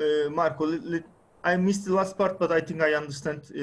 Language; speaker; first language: English; non-native, fluent; Turkish